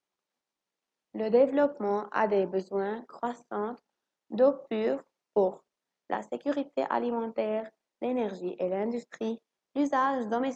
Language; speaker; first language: French; non-native, learner; Arabic